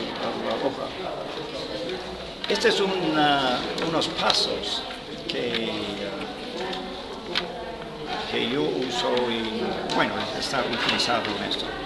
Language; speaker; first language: Spanish; non-native, fluent; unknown